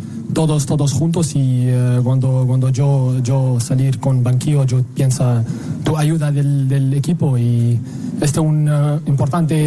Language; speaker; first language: Spanish; non-native, learner; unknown